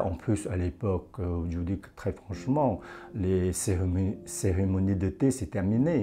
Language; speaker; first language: French; non-native, fluent; Chinese